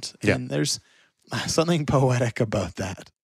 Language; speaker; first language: English; native; English